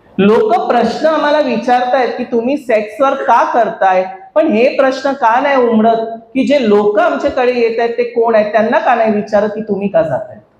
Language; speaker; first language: Marathi; non-native, local second language; Hindi